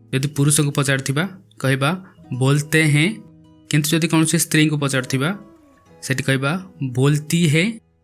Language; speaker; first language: Hindi; non-native, local second language; Odia